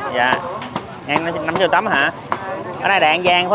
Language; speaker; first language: Vietnamese; native; Vietnamese